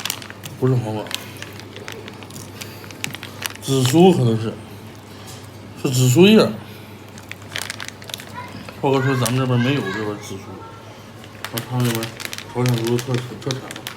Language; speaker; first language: Chinese; native; Chinese